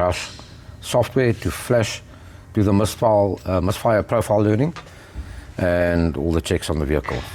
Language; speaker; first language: English; native; English